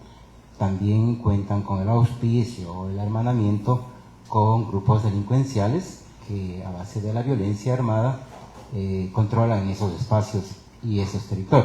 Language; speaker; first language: Spanish; native; Spanish